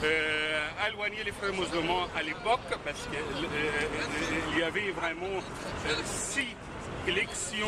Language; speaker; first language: French; non-native, fluent; Arabic